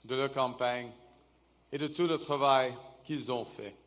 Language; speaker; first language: French; non-native, local second language; English